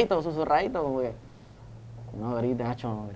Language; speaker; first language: Spanish; native; Spanish